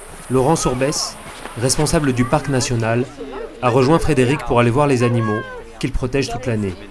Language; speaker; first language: French; native; French